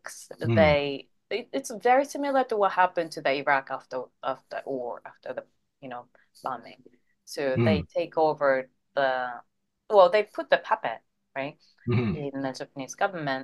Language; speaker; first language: English; non-native, fluent; Japanese